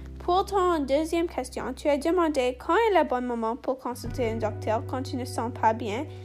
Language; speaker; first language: French; non-native, learner; English